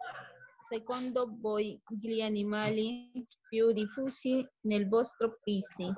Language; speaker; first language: Italian; non-native, learner; Spanish